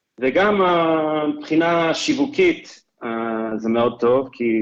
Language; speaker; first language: Hebrew; non-native, fluent; English